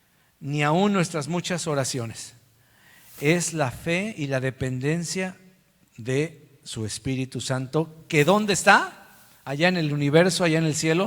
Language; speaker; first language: Spanish; native; Spanish